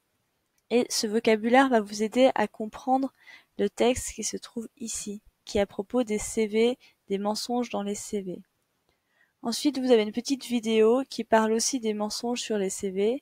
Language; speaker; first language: French; native; French